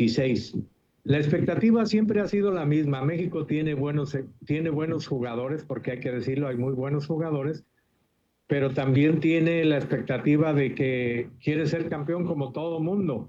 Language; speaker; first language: Spanish; native; Spanish